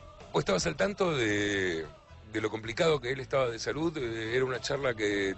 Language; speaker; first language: Spanish; native; Spanish